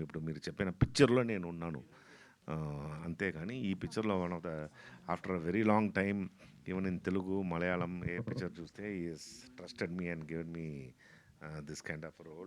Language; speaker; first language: Telugu; non-native, fluent; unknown